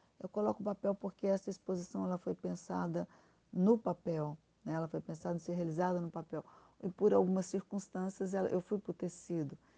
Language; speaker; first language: Portuguese; native; Portuguese